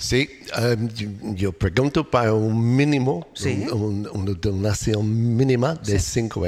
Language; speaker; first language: Spanish; non-native, learner; English